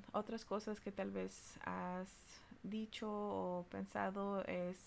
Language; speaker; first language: Spanish; early bilingual, heritage; Spanish